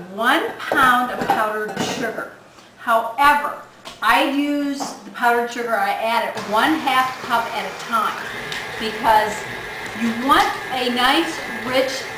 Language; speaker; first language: English; native; English